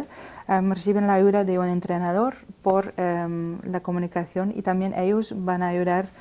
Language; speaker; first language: Spanish; non-native, fluent; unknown